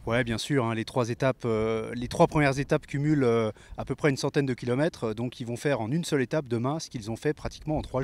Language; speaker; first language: French; native; French